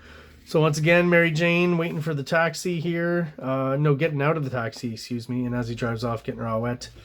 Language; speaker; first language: English; native; English